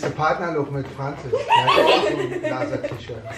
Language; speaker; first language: German; native; German